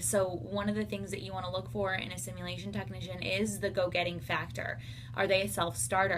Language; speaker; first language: English; native; English